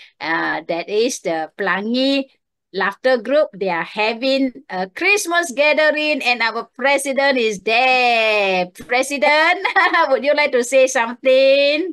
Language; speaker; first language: English; non-native, local second language; Chinese